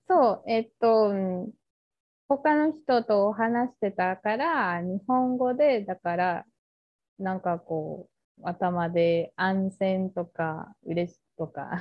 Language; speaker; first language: Japanese; non-native, learner; Spanish